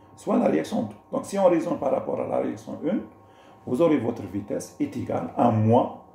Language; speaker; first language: French; non-native, local second language; Arabic